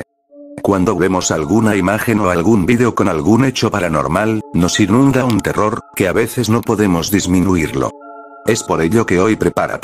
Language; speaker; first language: Spanish; native; Spanish